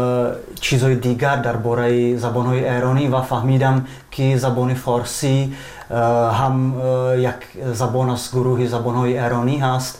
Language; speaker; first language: Persian; non-native, fluent; Czech